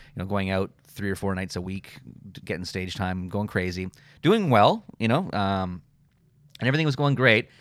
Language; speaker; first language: English; native; English